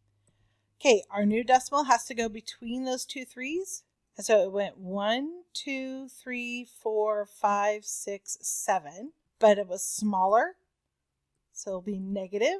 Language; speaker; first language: English; native; English